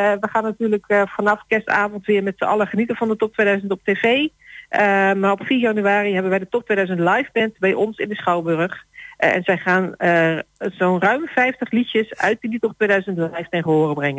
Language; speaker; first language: Dutch; native; Dutch